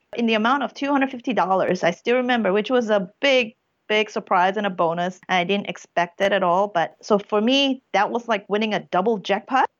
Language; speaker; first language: English; early bilingual, other home language; Korean